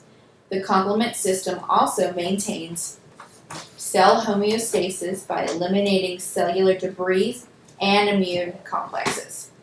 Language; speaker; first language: English; native; English